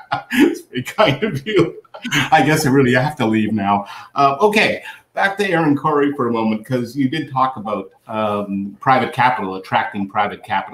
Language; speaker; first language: English; native; English